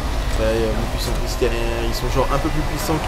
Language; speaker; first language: French; native; French